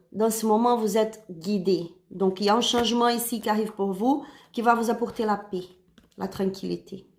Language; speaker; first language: French; non-native, learner; Spanish